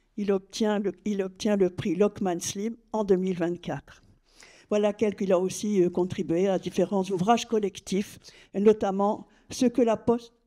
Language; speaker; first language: French; native; French